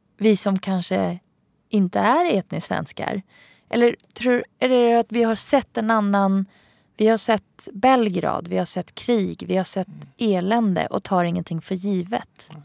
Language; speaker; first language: Swedish; early bilingual, other home language; Arabic